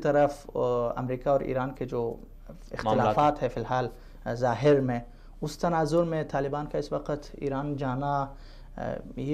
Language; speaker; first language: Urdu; non-native, fluent; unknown